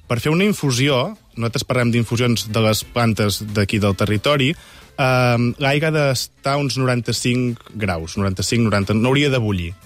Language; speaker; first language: Catalan; native; Catalan